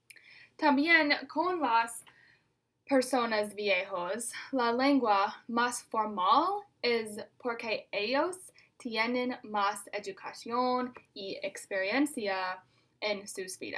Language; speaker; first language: Spanish; non-native, learner; English